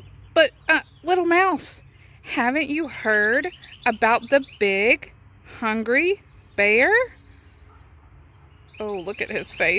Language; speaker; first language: English; native; English